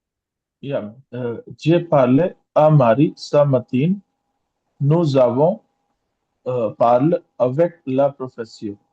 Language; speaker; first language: French; non-native, learner; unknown